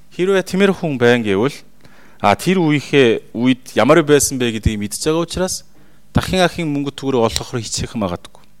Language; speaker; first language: Mongolian; non-native, fluent; Korean